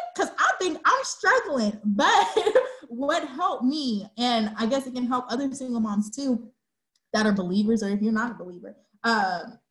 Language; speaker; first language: English; native; English